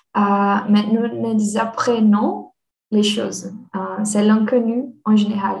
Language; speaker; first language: French; non-native, learner; Portuguese